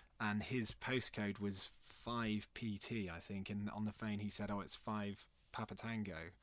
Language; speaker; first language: English; native; English